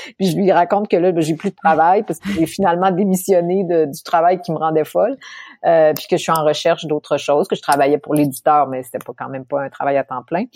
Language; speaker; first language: French; native; French